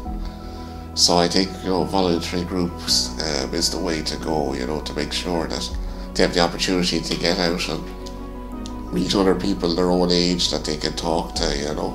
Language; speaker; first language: English; native; English